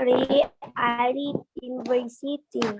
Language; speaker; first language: English; non-native, learner; Vietnamese